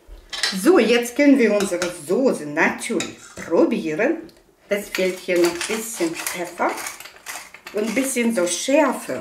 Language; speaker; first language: German; non-native, fluent; Russian